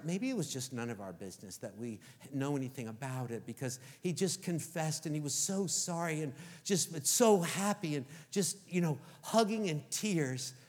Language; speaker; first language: English; native; English